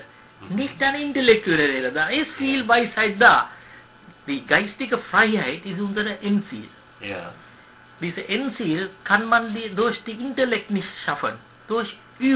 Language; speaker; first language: German; non-native, learner; Sinhala